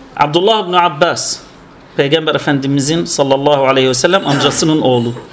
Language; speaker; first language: Turkish; non-native, fluent; Arabic